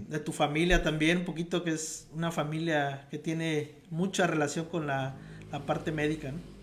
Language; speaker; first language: Spanish; native; Spanish